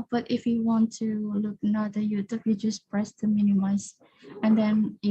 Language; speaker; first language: English; non-native, learner; Indonesian